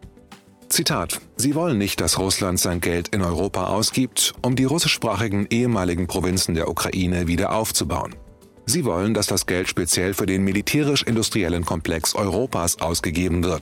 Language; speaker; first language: German; native; German